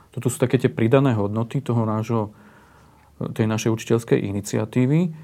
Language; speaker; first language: Slovak; native; Slovak